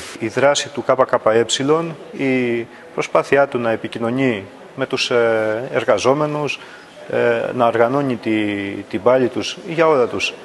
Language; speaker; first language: Greek; native; Greek